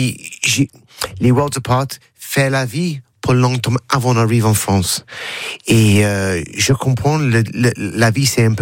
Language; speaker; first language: French; non-native, learner; English